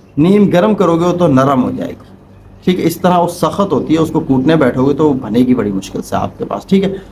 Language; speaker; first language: Urdu; non-native, local second language; Punjabi